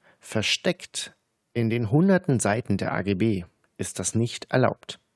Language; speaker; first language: German; native; German